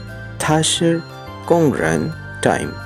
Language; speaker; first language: Chinese; non-native, fluent; Urdu